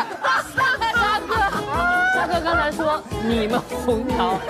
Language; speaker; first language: Chinese; native; Chinese